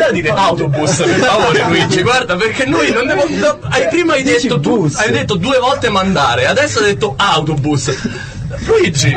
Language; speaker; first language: Italian; native; Italian